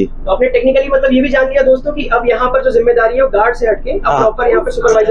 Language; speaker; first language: Hindi; native; Hindi